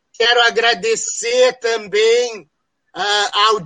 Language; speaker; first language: Portuguese; native; Portuguese